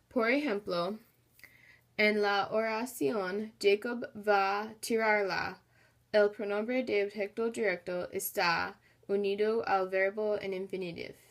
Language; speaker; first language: Spanish; non-native, learner; English